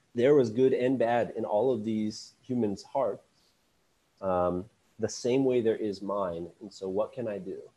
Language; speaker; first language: English; native; English